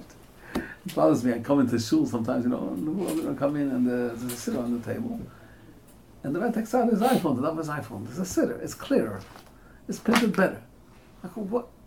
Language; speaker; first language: English; native; English